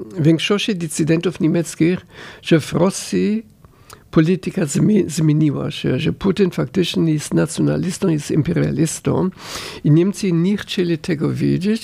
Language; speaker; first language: Polish; non-native, fluent; German